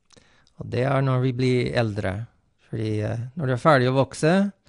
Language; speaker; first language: Norwegian; non-native, fluent; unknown